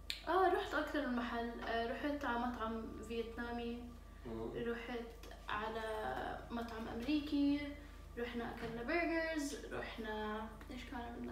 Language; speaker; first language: Arabic; native; Arabic